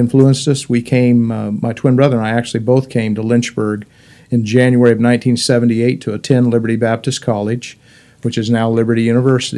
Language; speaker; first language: English; native; English